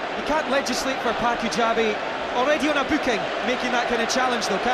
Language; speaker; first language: English; native; English